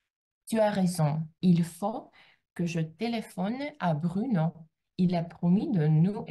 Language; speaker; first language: French; non-native, learner; Russian